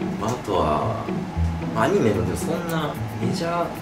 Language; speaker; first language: Japanese; native; Japanese